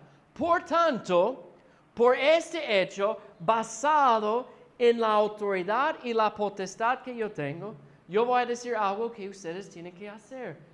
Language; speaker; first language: Spanish; non-native, fluent; English